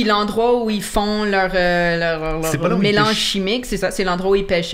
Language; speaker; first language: French; native; French